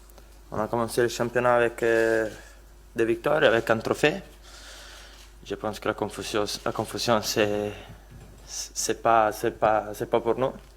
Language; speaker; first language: French; non-native, learner; Italian